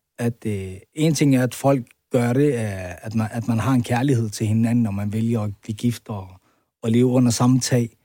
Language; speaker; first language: Danish; early bilingual, other home language; Arabic